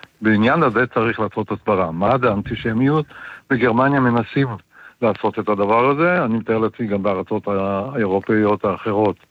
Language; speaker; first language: Hebrew; native; Hebrew